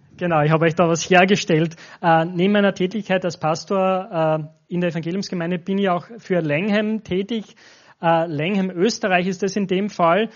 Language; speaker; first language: German; native; German